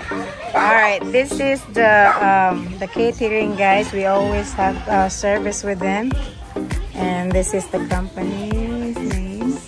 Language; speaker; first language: English; non-native, local second language; Filipino